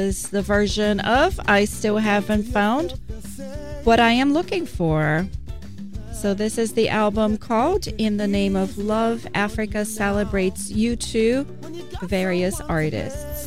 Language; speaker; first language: English; native; English